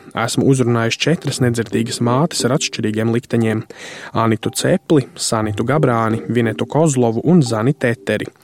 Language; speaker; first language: Latvian; native; Latvian